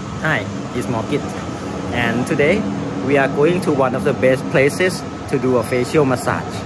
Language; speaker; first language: English; non-native, fluent; Thai